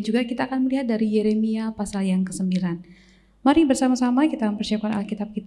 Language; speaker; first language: Indonesian; native; Indonesian